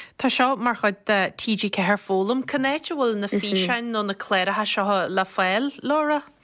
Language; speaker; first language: Irish; native; Irish